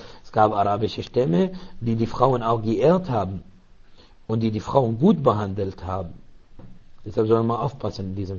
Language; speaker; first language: German; non-native, learner; Arabic